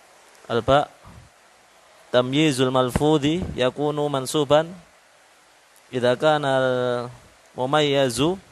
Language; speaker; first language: Arabic; non-native, learner; Indonesian